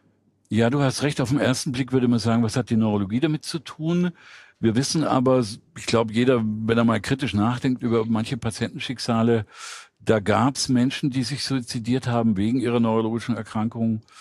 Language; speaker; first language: German; native; German